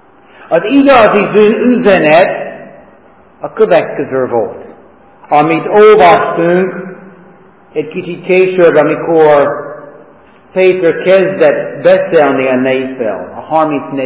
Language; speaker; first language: Hungarian; non-native, fluent; English